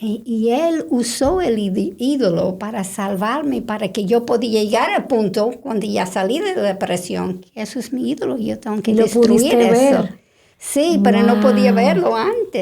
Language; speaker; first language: Spanish; non-native, fluent; English